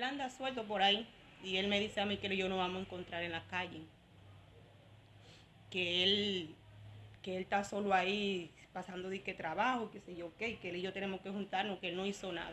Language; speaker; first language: Spanish; native; Spanish